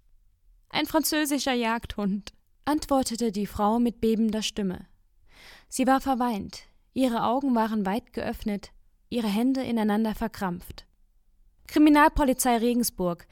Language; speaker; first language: German; native; German